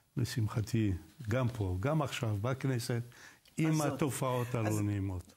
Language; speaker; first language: Hebrew; non-native, fluent; Arabic